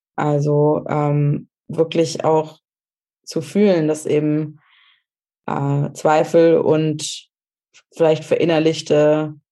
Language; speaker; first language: German; native; German